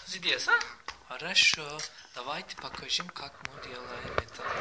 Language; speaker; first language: Russian; non-native, learner; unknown